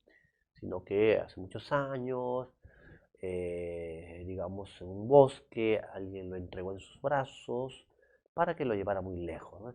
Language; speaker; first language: Spanish; native; Spanish